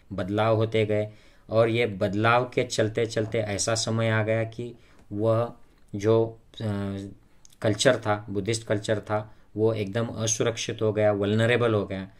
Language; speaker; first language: Hindi; non-native, local second language; Marathi